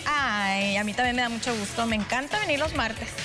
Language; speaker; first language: Spanish; native; Spanish